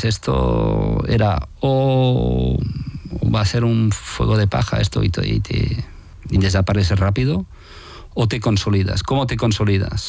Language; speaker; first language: Spanish; non-native, fluent; French